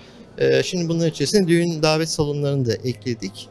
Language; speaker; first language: Turkish; native; Turkish